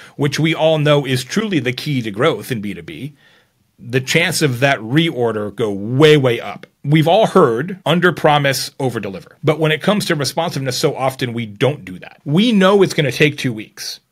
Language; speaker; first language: English; native; English